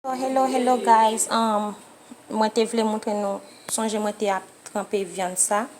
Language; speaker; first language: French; non-native, local second language; Haitian Creole